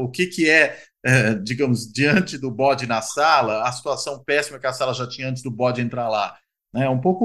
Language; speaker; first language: Portuguese; native; Portuguese